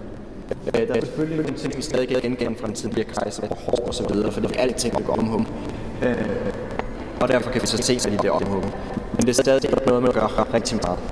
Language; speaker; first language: Danish; native; Danish